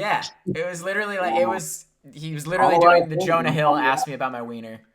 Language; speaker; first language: English; native; English